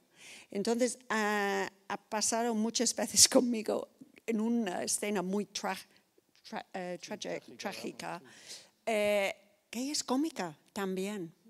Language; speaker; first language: Spanish; non-native, fluent; English